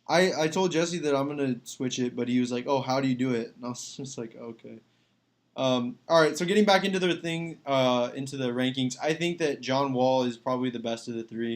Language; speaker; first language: English; native; English